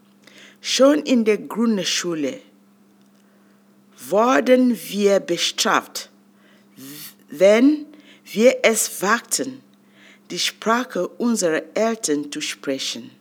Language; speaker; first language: German; non-native, fluent; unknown